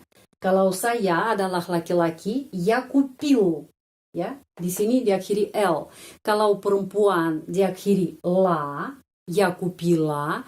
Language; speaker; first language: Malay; non-native, fluent; Russian